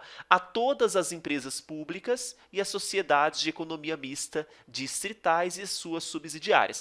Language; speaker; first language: Portuguese; native; Portuguese